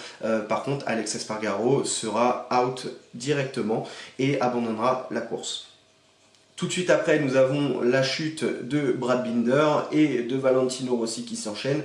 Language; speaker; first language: French; native; French